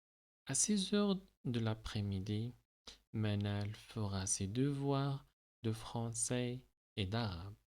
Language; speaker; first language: French; non-native, local second language; Arabic